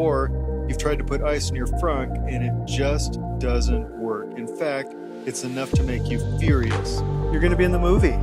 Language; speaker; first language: English; native; English